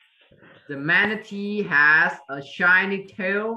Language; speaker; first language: English; non-native, fluent; Vietnamese